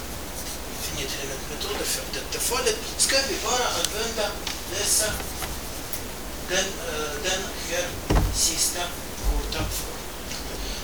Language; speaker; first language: Swedish; non-native, fluent; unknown